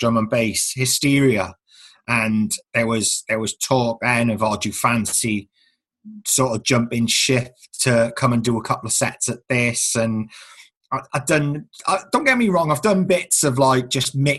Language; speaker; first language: English; native; English